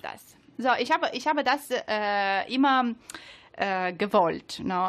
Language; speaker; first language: German; non-native, learner; Italian